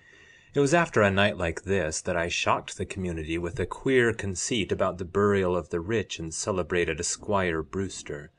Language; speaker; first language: English; native; English